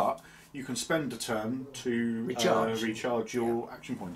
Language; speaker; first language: English; native; English